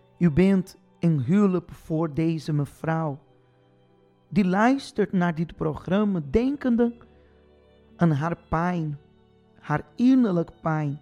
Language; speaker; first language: Dutch; non-native, fluent; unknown